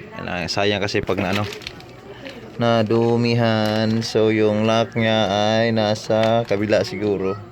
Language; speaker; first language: Filipino; non-native, local second language; Cebuano